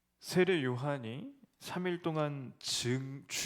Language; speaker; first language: Korean; native; Korean